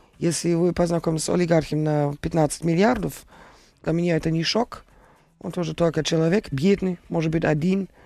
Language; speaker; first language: Russian; non-native, learner; German